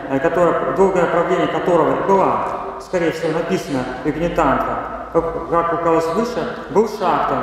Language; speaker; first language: Russian; native; Russian